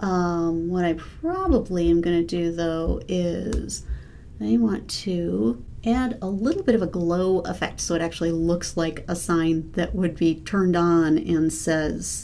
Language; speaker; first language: English; native; English